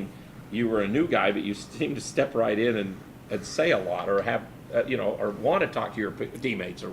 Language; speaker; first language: English; native; English